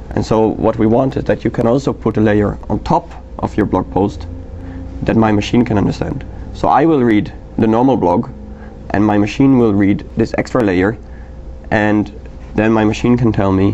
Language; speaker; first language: English; non-native, fluent; Dutch